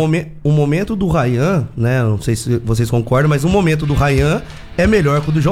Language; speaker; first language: Portuguese; native; Portuguese